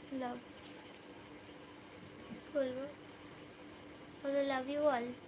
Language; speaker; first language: Hindi; non-native, local second language; Bangla